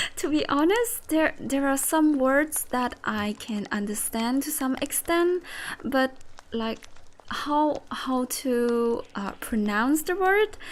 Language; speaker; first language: English; non-native, learner; Vietnamese